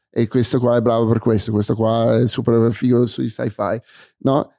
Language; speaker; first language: Italian; non-native, fluent; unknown